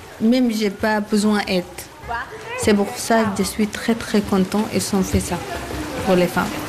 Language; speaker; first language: French; non-native, learner; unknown